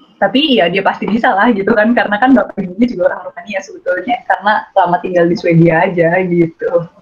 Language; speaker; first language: Indonesian; native; Indonesian